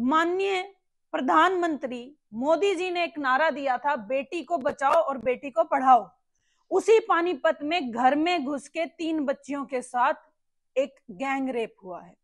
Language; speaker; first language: Hindi; native; Hindi